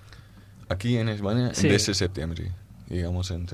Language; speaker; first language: Spanish; non-native, fluent; German